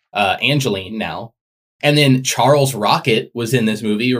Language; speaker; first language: English; native; English